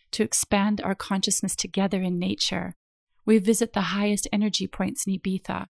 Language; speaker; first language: English; native; English